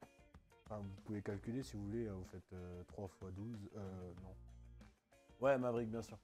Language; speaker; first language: French; native; French